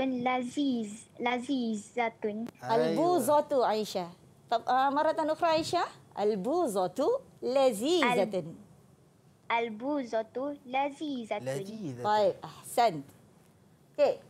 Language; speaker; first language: Arabic; non-native, fluent; Malay